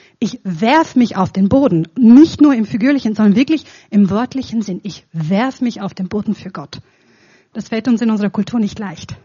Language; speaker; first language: German; non-native, fluent; Romanian